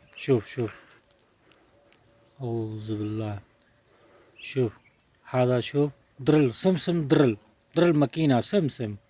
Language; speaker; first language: Arabic; non-native, learner; Urdu